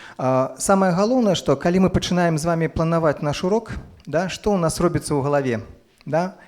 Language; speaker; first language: Belarusian; non-native, local second language; Russian